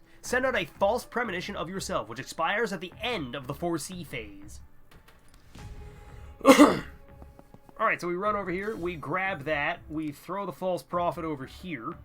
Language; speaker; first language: English; native; English